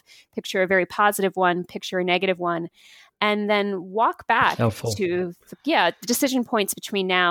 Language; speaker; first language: English; native; English